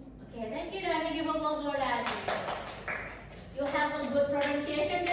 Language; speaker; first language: English; non-native, learner; Indonesian